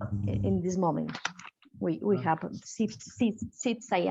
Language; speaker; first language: English; non-native, learner; Spanish